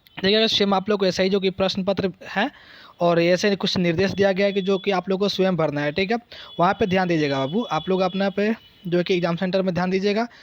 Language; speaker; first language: Hindi; native; Hindi